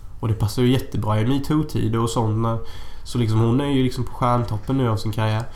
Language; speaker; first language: Swedish; native; Swedish